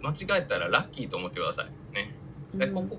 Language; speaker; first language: Japanese; native; Japanese